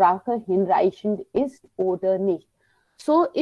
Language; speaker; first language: German; non-native, fluent; Hindi